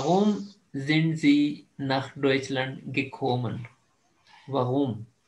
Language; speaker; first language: German; non-native, fluent; Urdu